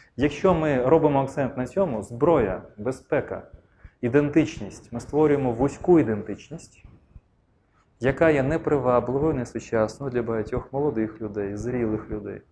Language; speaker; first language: Ukrainian; non-native, local second language; Russian